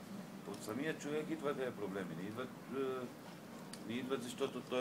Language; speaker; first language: Bulgarian; non-native, learner; Arabic